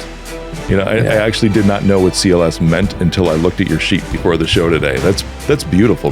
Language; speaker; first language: English; native; English